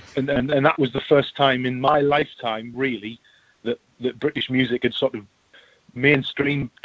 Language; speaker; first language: English; native; English